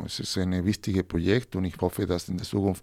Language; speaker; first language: German; non-native, fluent; Spanish